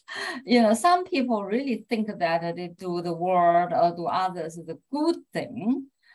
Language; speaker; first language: English; non-native, fluent; Chinese